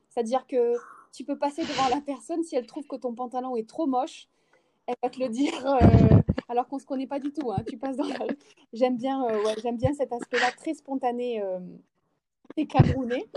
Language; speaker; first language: French; native; French